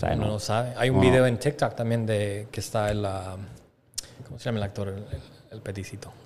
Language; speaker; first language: Spanish; native; Spanish